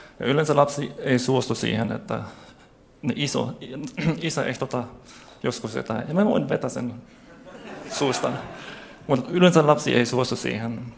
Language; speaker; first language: Finnish; non-native, fluent; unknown